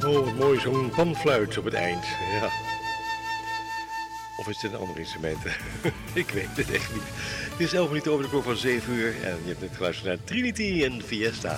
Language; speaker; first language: Dutch; native; Dutch